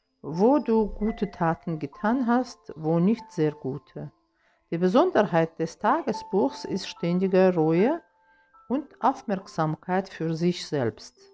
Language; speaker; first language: German; non-native, fluent; Russian